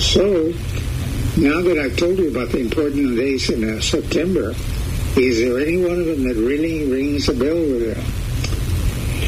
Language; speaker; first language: English; early bilingual, other home language; Spanish